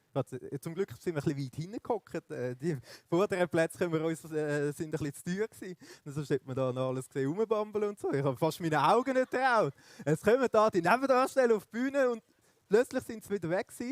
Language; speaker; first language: German; native; German